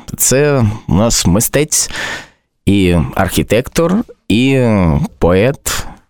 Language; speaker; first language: Ukrainian; native; Ukrainian